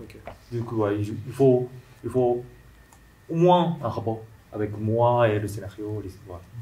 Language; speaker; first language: French; non-native, learner; Japanese